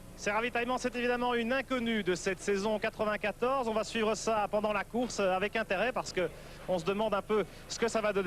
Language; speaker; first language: French; native; French